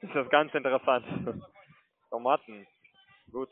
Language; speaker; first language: German; non-native, fluent; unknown